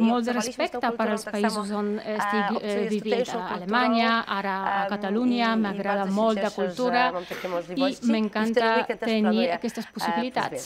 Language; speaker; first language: Catalan; non-native, learner; Polish